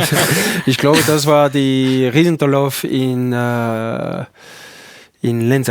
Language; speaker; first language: German; non-native, learner; French